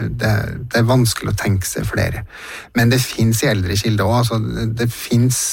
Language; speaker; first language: Norwegian; native; Norwegian